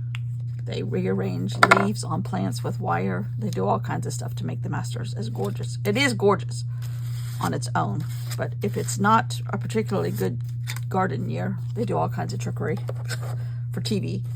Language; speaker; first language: English; native; English